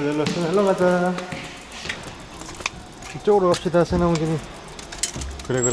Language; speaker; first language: Korean; native; Korean